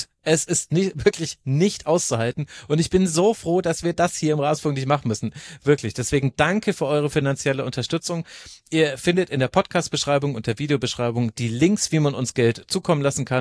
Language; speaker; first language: German; native; German